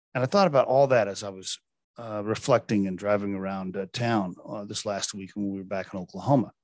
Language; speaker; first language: English; native; English